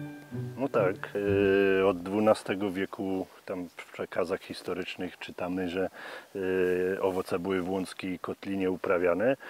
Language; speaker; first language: Polish; native; Polish